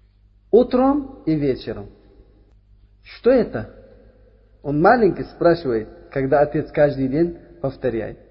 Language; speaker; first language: Russian; non-native, learner; Uzbek